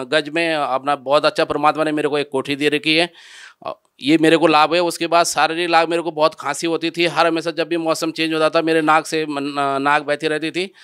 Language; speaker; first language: Hindi; native; Hindi